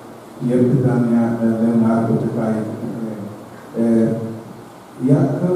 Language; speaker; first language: Ukrainian; non-native, learner; Portuguese